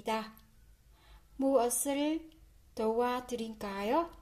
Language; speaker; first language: Korean; non-native, fluent; Vietnamese